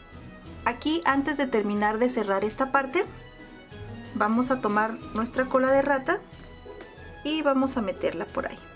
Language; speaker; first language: Spanish; native; Spanish